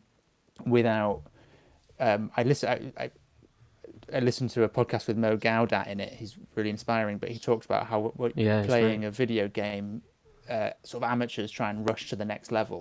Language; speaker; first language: English; native; English